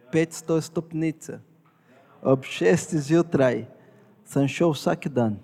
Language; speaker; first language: Slovenian; non-native, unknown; Portuguese